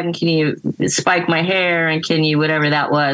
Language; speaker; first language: English; native; English